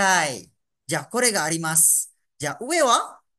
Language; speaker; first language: Japanese; non-native, fluent; Malay